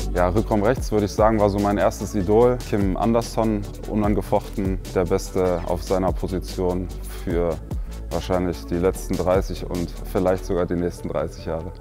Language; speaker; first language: German; native; German